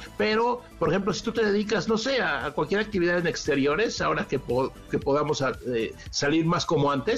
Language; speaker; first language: Spanish; native; Spanish